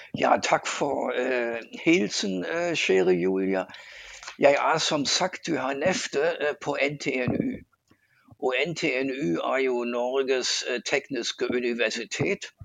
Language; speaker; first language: Norwegian; non-native, fluent; German